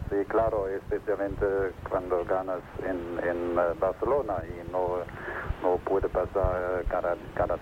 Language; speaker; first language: Spanish; non-native, fluent; German